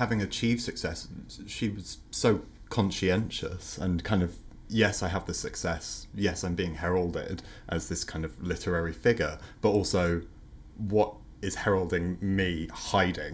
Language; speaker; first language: English; native; English